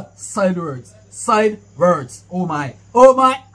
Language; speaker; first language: English; non-native, local second language; Jamaican Creole English